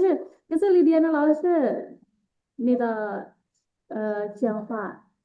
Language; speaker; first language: Chinese; non-native, fluent; Indonesian